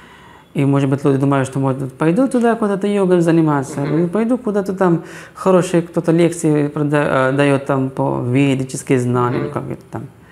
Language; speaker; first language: Russian; non-native, fluent; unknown